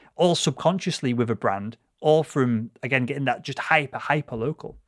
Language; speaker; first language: English; native; English